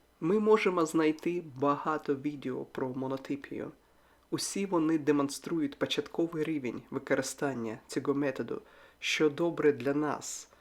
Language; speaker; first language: Ukrainian; non-native, local second language; Russian